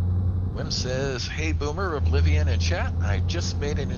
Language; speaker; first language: English; native; English